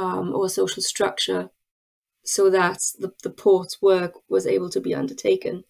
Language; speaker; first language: English; non-native, fluent; German